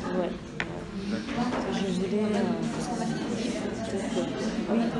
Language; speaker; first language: French; non-native, learner; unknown